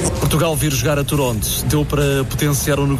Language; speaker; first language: Portuguese; native; Portuguese